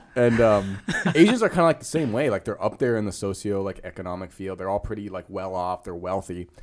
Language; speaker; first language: English; native; English